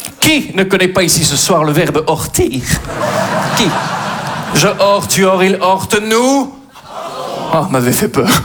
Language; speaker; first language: French; native; French